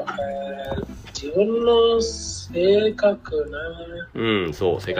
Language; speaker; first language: Japanese; non-native, learner; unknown